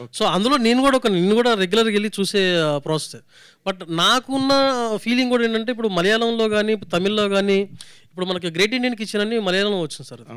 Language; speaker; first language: Telugu; native; Telugu